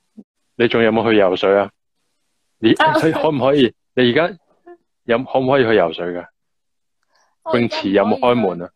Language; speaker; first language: Chinese; early bilingual, heritage; Cantonese